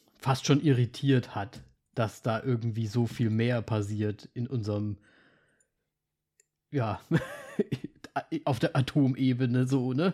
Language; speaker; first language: German; native; German